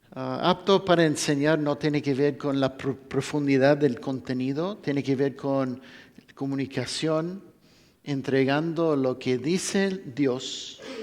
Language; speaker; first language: Spanish; non-native, fluent; English